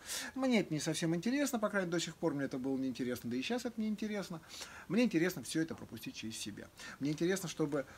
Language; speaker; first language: Russian; native; Russian